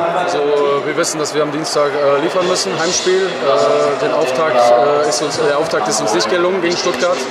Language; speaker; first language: German; native; German